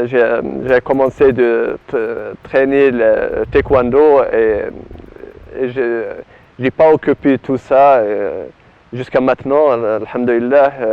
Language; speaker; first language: French; non-native, learner; Arabic